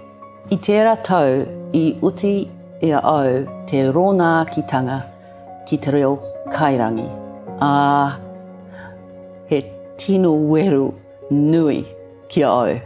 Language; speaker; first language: Māori; non-native, learner; English